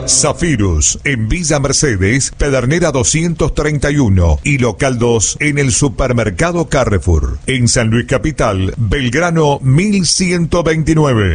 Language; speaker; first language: Spanish; native; Spanish